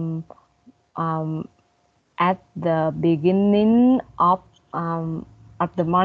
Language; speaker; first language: English; non-native, learner; Vietnamese